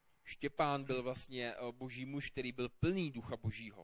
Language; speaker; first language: Czech; native; Czech